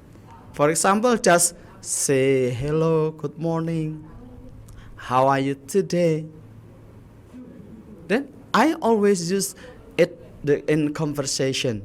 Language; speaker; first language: English; non-native, learner; Indonesian